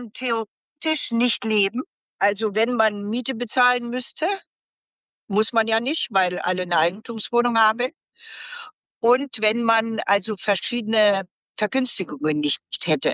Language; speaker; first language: German; native; German